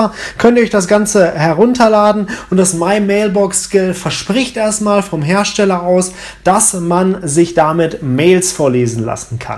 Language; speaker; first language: German; native; German